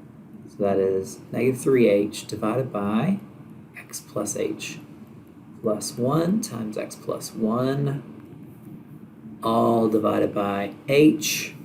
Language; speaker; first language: English; native; English